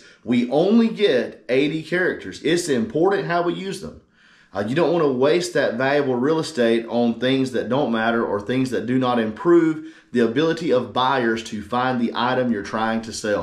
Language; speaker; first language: English; native; English